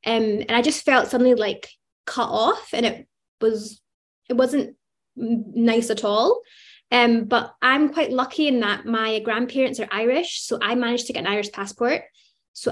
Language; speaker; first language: English; native; English